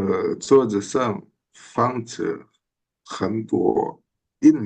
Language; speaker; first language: Chinese; non-native, learner; Indonesian